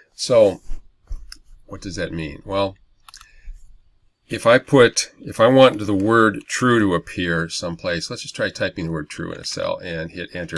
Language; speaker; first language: English; native; English